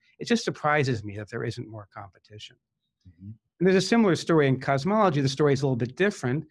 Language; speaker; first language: English; native; English